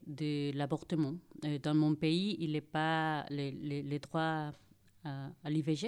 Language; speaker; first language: French; non-native, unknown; Spanish